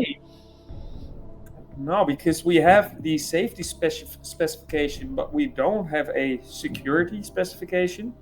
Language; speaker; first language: English; non-native, fluent; Dutch